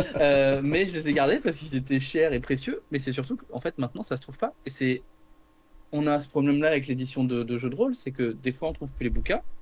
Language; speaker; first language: French; native; French